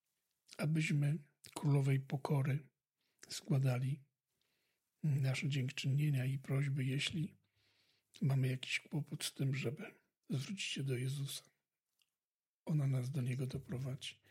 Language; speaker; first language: Polish; native; Polish